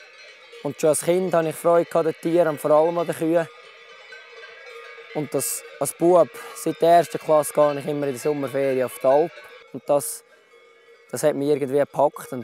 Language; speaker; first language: German; native; German